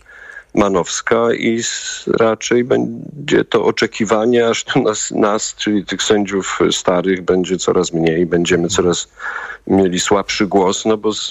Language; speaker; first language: Polish; native; Polish